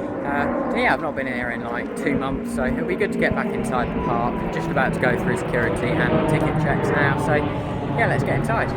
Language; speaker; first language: English; native; English